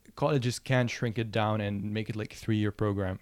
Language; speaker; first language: English; non-native, fluent; Arabic